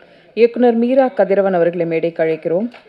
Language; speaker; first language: Tamil; native; Tamil